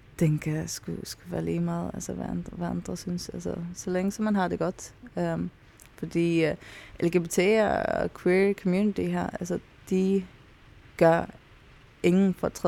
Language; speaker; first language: Danish; non-native, local second language; Faroese